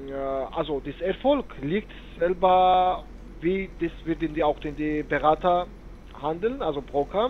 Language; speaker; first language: German; non-native, learner; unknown